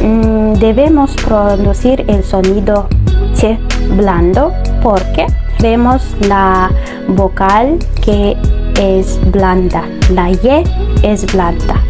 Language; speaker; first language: Spanish; non-native, fluent; Russian